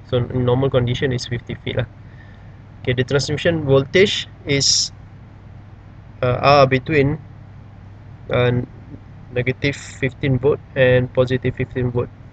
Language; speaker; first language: English; non-native, local second language; Malay